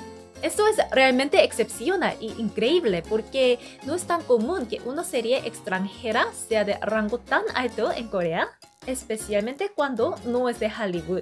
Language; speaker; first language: Spanish; non-native, fluent; Korean